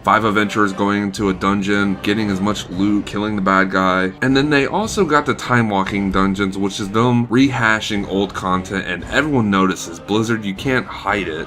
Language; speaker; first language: English; native; English